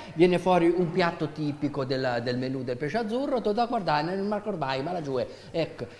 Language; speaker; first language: Italian; native; Italian